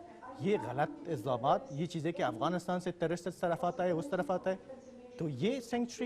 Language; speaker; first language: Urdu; non-native, fluent; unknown